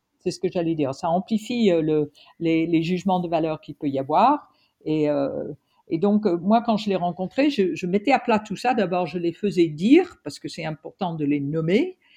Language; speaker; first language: French; non-native, fluent; English